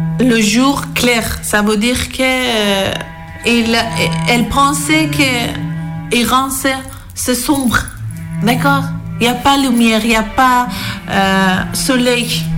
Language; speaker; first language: French; non-native, learner; Persian